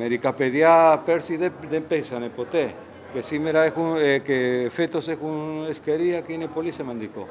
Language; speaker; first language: Greek; non-native, fluent; Spanish